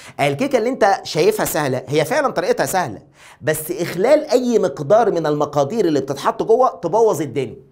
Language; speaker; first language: Arabic; native; Arabic